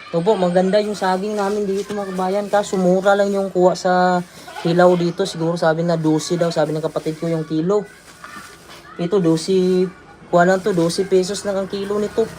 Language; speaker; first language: Filipino; non-native, local second language; Cebuano